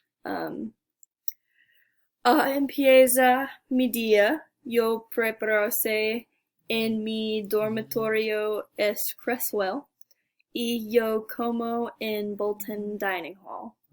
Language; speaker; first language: Spanish; non-native, learner; English